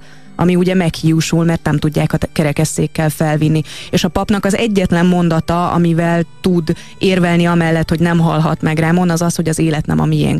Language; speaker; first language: Hungarian; native; Hungarian